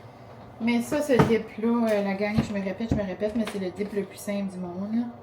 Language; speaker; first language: French; native; French